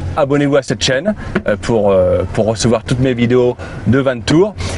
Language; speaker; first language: French; native; French